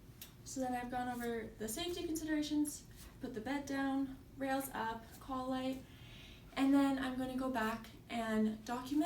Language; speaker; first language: English; native; English